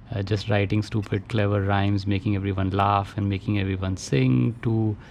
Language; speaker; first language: English; non-native, local second language; Hindi